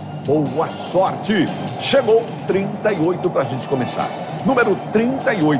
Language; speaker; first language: Portuguese; native; Portuguese